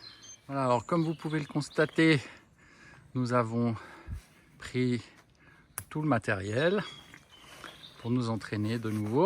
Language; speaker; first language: French; native; French